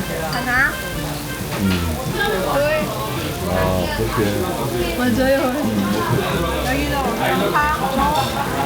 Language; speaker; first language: Korean; non-native, learner; Persian